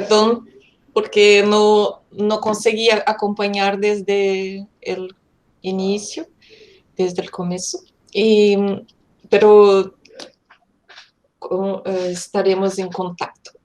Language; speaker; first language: Spanish; non-native, fluent; Portuguese